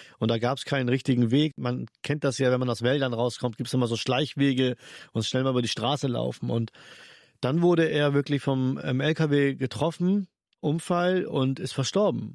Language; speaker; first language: German; early bilingual, other home language; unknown